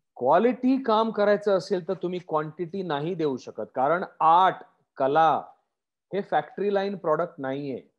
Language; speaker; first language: Marathi; native; Marathi